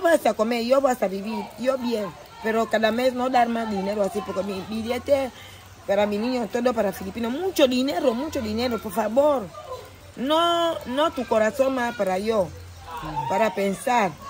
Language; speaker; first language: Spanish; non-native, local second language; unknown